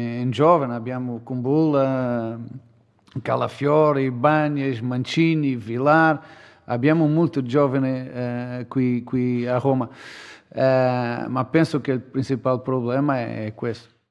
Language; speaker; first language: Italian; non-native, fluent; Portuguese